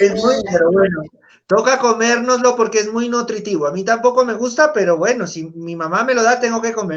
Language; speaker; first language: Spanish; native; Spanish